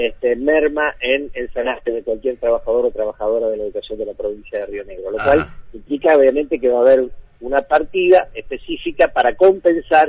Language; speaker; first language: Spanish; native; Spanish